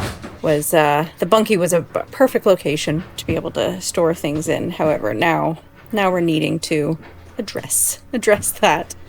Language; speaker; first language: English; native; English